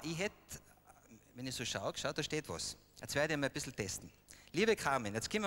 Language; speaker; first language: German; native; German